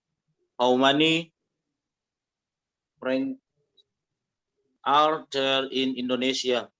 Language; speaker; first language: English; non-native, learner; Indonesian